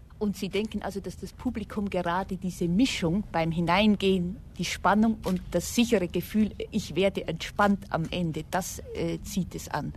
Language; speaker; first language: German; native; German